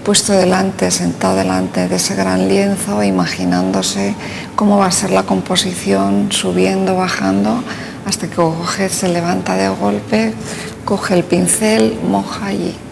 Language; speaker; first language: Spanish; native; Spanish